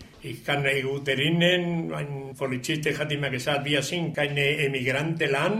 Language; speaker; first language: German; non-native, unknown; Spanish